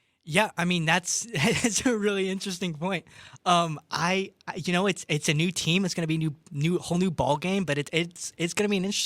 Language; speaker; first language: English; native; English